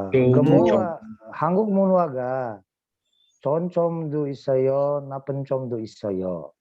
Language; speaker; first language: Korean; non-native, learner; Indonesian